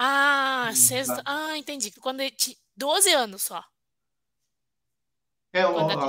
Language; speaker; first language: Portuguese; non-native, fluent; Chinese